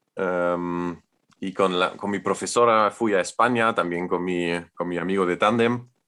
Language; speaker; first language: Spanish; non-native, fluent; German